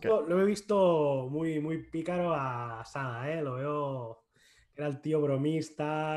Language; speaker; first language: Spanish; native; Spanish